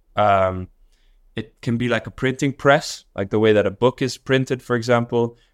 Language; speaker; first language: English; non-native, local second language; Dutch